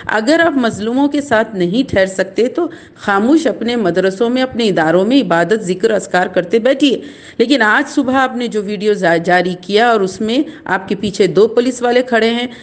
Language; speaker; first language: Urdu; native; Urdu